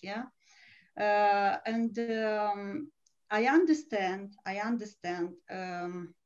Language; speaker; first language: English; non-native, learner; Romanian